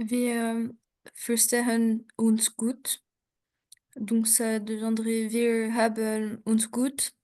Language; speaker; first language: German; non-native, learner; French